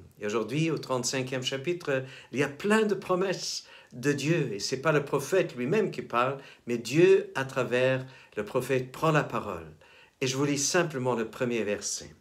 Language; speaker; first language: French; native; French